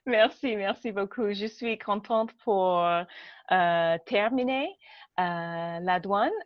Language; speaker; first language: French; non-native, learner; English